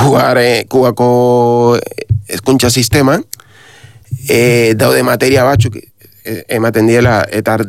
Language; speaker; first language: Basque; non-native, learner; Spanish